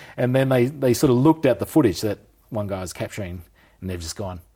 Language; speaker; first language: English; native; English